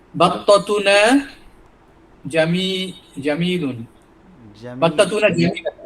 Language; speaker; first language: Arabic; non-native, learner; Bangla